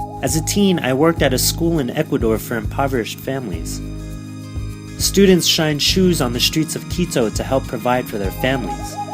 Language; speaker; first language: English; early bilingual, other home language; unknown